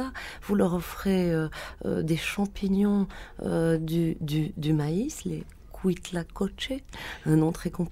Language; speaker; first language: French; native; French